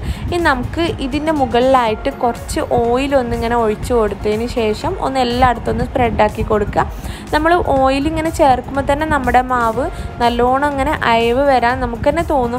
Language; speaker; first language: Malayalam; native; Malayalam